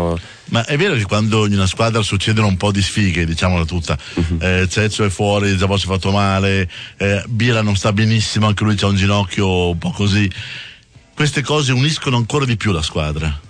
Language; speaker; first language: Italian; native; Italian